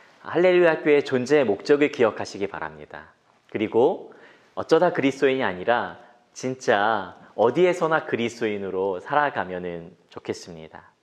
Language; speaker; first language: Korean; native; Korean